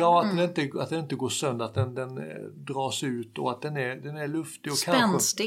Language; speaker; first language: Swedish; native; Swedish